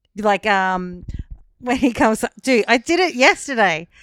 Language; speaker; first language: English; native; English